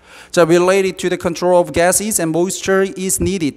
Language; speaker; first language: English; non-native, fluent; Korean